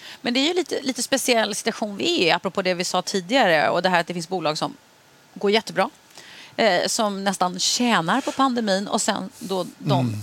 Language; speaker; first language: Swedish; native; Swedish